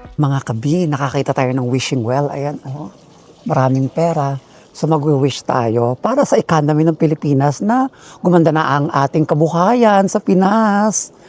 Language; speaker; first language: Filipino; native; Filipino